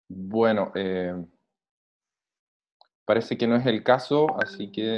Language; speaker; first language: Spanish; native; Spanish